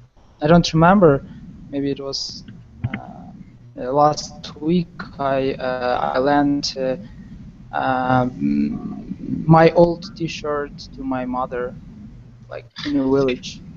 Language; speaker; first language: English; non-native, learner; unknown